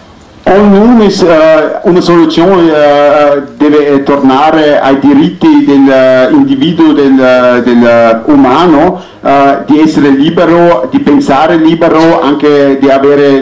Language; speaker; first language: Italian; non-native, fluent; Arabic